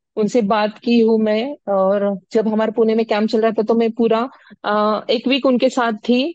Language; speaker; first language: Hindi; non-native, local second language; Marathi